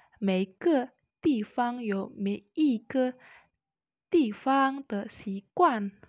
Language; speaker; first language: Chinese; non-native, learner; Indonesian